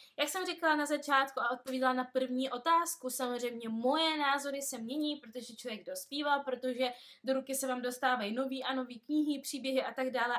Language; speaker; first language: Czech; non-native, fluent; Russian